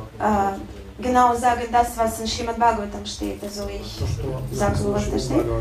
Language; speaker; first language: German; non-native, learner; Russian